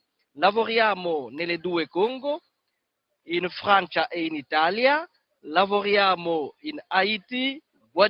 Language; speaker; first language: Italian; non-native, fluent; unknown